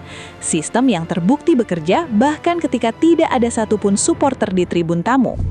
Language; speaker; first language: Indonesian; native; Indonesian